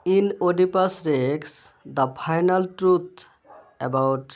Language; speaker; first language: English; non-native, local second language; Bangla